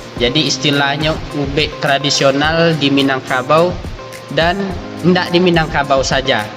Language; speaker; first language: Malay; non-native, local second language; Minangkabau